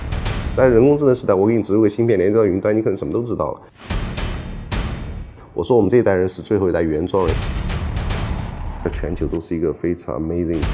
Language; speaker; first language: Chinese; native; Chinese